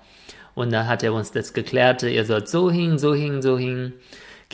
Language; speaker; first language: German; non-native, fluent; Chinese